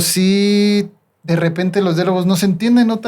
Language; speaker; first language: Spanish; native; Spanish